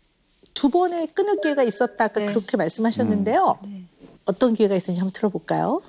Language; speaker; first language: Korean; native; Korean